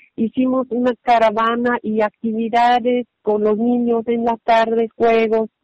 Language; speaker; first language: Spanish; non-native, fluent; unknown